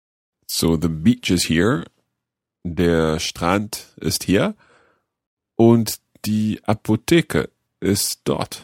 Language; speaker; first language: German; non-native, learner; English